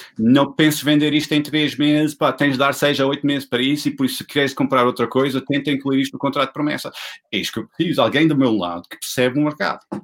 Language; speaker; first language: Portuguese; non-native, fluent; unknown